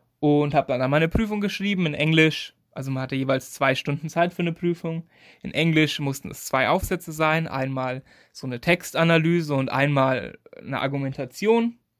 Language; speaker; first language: German; native; German